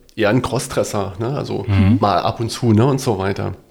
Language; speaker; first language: German; native; German